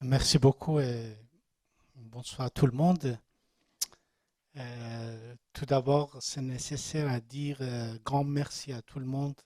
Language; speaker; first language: French; non-native, learner; Persian